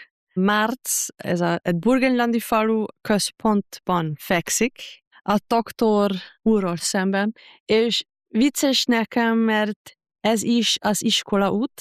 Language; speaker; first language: Hungarian; non-native, learner; German